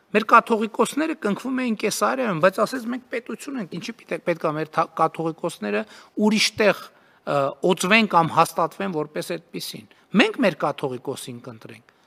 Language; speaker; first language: Armenian; native; Armenian